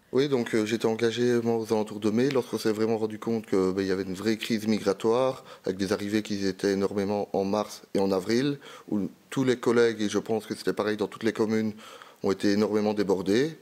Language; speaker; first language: French; native; French